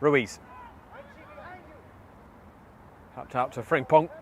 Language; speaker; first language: English; native; English